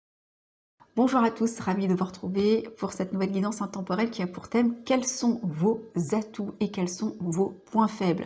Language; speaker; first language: French; native; French